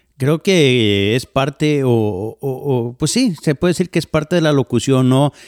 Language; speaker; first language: Spanish; native; Spanish